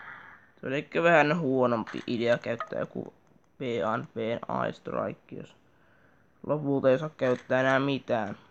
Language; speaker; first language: Finnish; native; Finnish